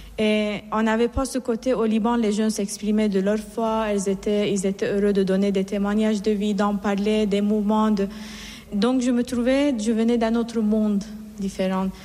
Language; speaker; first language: French; non-native, fluent; Persian